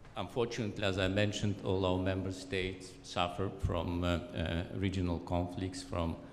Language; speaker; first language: English; non-native, fluent; Azerbaijani